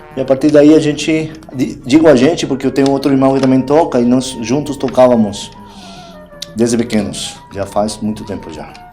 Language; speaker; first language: Portuguese; non-native, fluent; Spanish